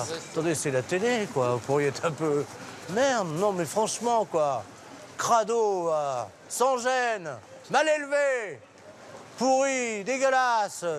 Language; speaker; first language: French; native; French